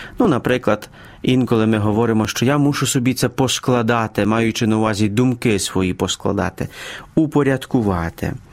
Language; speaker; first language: Ukrainian; native; Ukrainian